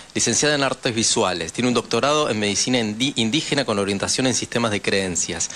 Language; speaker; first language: Spanish; native; Spanish